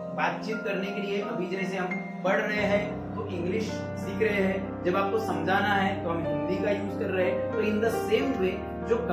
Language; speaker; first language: Hindi; native; Hindi